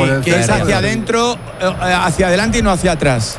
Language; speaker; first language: Spanish; native; Spanish